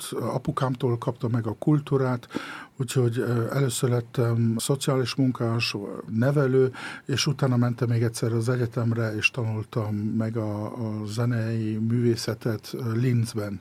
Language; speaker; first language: Hungarian; early bilingual, heritage; Hungarian